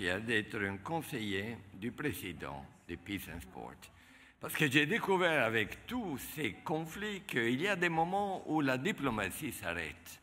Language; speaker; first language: French; non-native, fluent; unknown